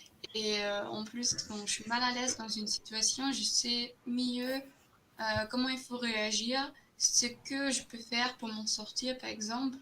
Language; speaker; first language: French; non-native, fluent; German